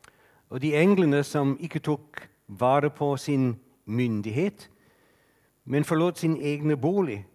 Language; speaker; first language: Norwegian; non-native, fluent; English